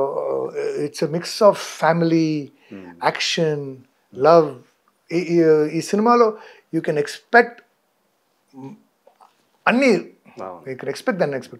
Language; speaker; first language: Telugu; non-native, fluent; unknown